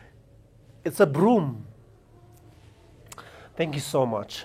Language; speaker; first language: English; non-native, fluent; Amharic